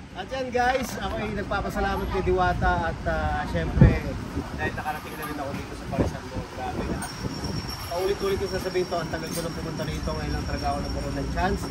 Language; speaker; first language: Filipino; native; Filipino